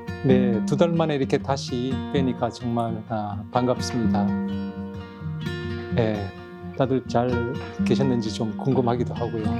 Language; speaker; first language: Korean; native; Korean